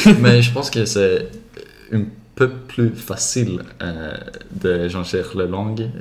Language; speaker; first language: French; non-native, learner; Swedish